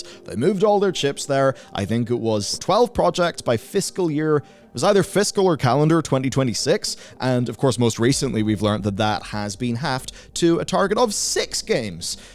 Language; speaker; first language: English; native; English